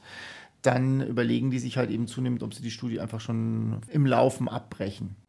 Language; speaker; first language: German; native; German